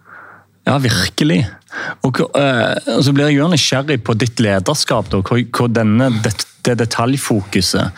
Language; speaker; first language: Norwegian; native; Norwegian